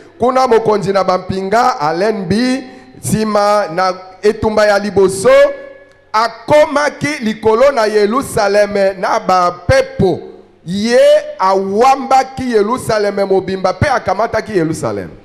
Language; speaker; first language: Lingala; native; Lingala